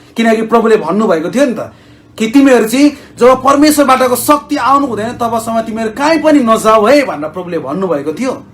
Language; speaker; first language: Nepali; native; Nepali